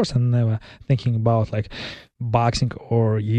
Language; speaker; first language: English; non-native, learner; Kazakh